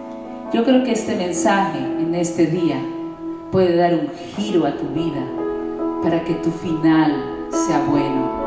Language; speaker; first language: Spanish; native; Spanish